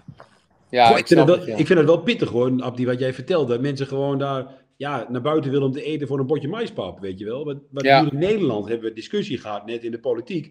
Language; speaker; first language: Dutch; native; Dutch